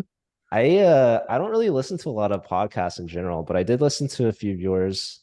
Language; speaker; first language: English; native; English